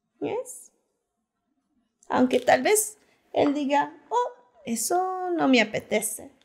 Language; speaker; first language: Spanish; early bilingual, heritage; Spanish